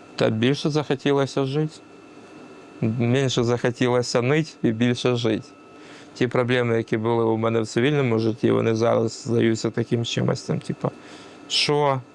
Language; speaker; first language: Ukrainian; non-native, local second language; Russian